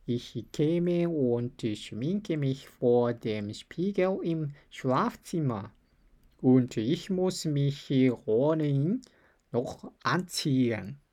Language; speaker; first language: German; non-native, learner; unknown